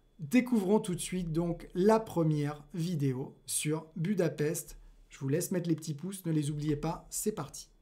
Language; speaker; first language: French; native; French